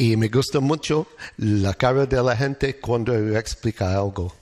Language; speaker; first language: Spanish; non-native, learner; English